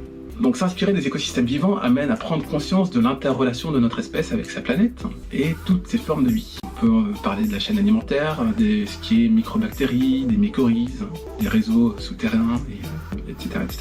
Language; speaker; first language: French; native; French